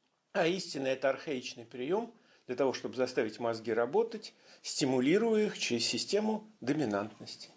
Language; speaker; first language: Russian; native; Russian